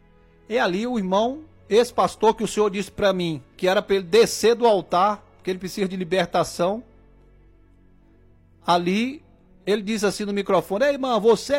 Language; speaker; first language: Portuguese; native; Portuguese